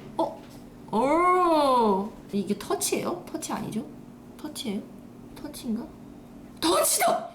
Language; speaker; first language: Korean; non-native, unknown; Chinese